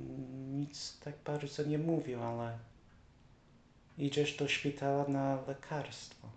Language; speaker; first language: Polish; early bilingual, heritage; English